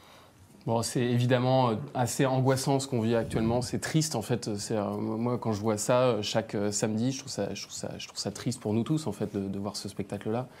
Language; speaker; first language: French; native; French